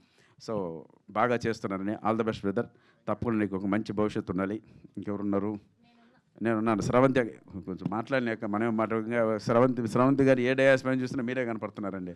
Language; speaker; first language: Telugu; native; Telugu